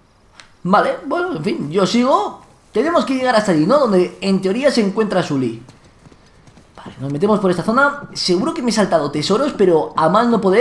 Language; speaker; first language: Spanish; native; Spanish